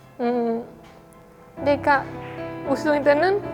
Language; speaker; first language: Korean; non-native, learner; Khmer